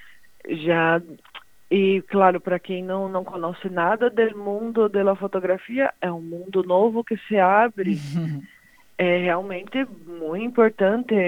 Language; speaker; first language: Spanish; non-native, fluent; Portuguese